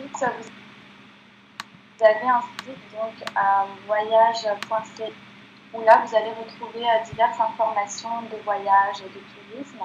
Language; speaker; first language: French; native; French